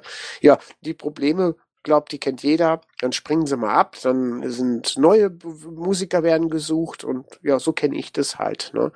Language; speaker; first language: German; native; German